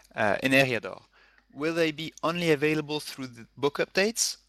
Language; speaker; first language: English; non-native, fluent; French